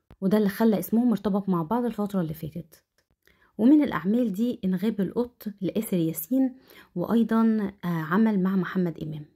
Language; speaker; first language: Arabic; native; Arabic